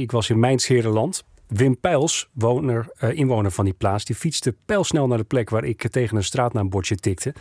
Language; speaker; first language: Dutch; native; Dutch